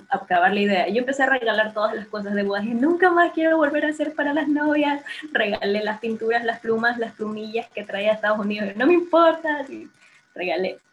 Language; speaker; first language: Spanish; native; Spanish